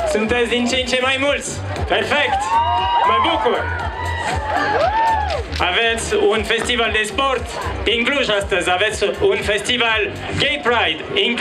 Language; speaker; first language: Romanian; non-native, fluent; French